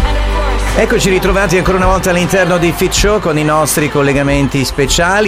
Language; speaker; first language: Italian; native; Italian